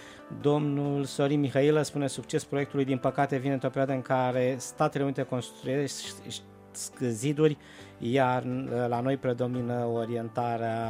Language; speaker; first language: Romanian; native; Romanian